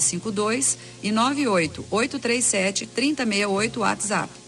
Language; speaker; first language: Portuguese; native; Portuguese